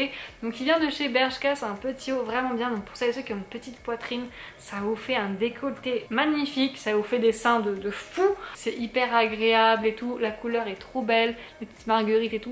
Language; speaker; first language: French; native; French